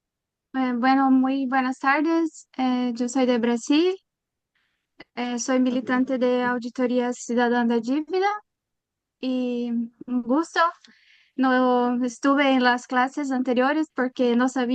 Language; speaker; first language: Spanish; non-native, learner; Portuguese